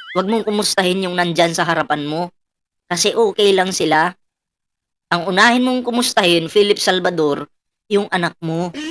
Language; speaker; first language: Filipino; non-native, local second language; Cebuano